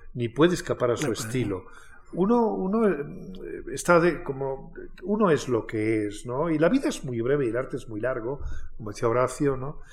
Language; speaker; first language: Spanish; native; Spanish